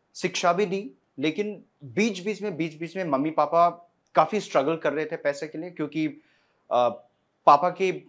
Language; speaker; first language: Hindi; non-native, local second language; Assamese